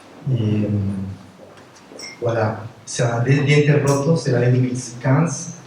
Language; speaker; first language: French; non-native, fluent; Spanish